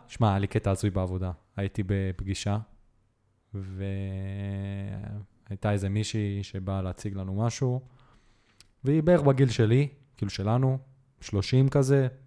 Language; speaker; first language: Hebrew; native; Hebrew